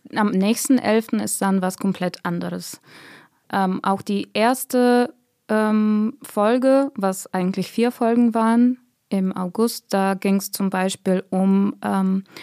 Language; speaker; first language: German; non-native, fluent; Bulgarian